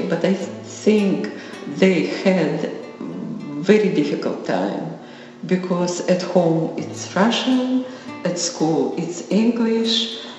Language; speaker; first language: English; non-native, learner; Russian